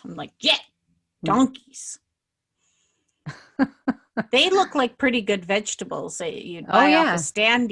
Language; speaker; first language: English; native; English